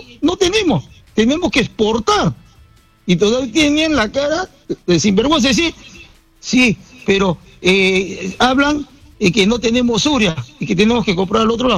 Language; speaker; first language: Spanish; native; Spanish